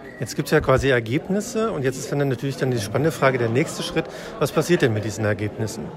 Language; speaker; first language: German; native; German